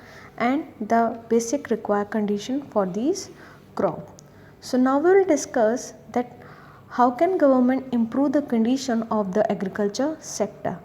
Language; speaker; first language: English; non-native, local second language; Hindi